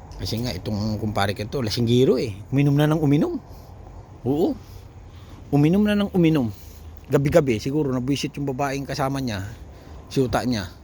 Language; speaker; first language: Filipino; native; Filipino